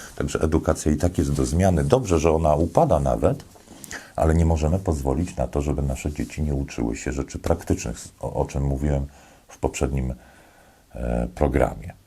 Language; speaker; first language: Polish; native; Polish